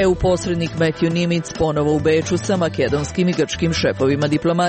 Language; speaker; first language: Croatian; native; Croatian